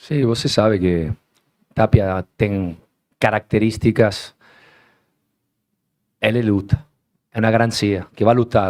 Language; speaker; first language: Portuguese; non-native, learner; Spanish